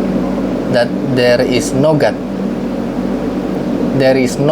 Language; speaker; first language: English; non-native, learner; Indonesian